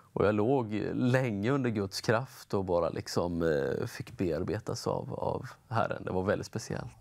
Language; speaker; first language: Swedish; native; Swedish